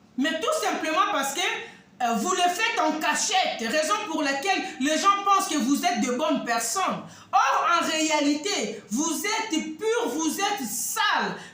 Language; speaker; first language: French; non-native, local second language; Lingala